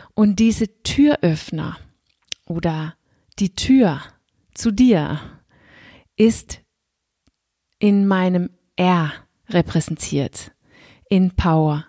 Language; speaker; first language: German; non-native, fluent; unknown